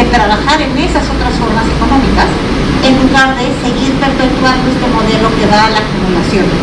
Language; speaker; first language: Spanish; native; Spanish